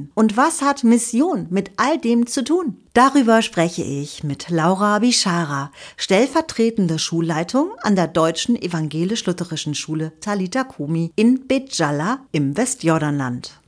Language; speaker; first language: German; native; German